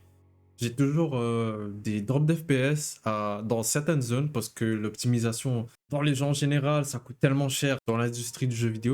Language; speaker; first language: French; native; French